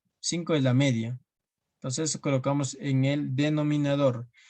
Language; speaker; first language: Spanish; native; Spanish